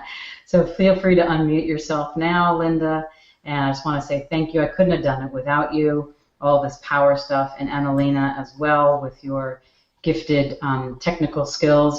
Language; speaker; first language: English; native; English